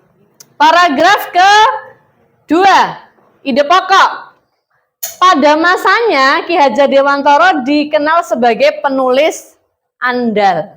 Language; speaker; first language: Indonesian; native; Indonesian